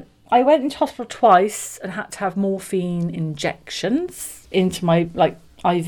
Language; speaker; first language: English; native; English